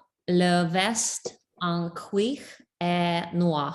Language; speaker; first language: French; non-native, learner; English